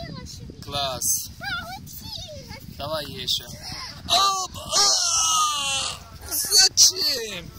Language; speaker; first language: Russian; non-native, learner; Turkish